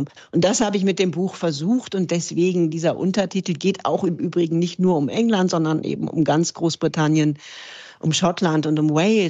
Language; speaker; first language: German; native; German